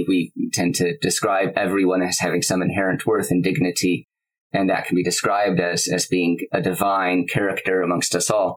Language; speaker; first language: English; native; English